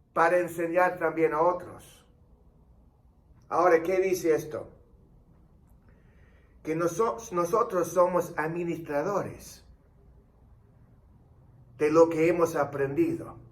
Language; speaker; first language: Spanish; non-native, fluent; English